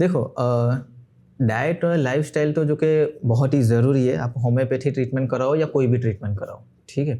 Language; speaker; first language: Hindi; non-native, local second language; Gujarati